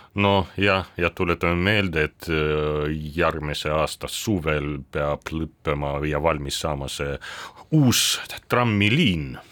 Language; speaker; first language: Estonian; non-native, local second language; Russian